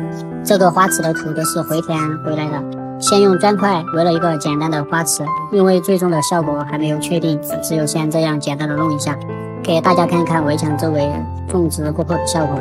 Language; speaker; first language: Chinese; native; Chinese